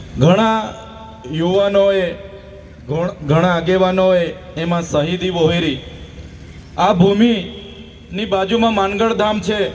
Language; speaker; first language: Gujarati; non-native, local second language; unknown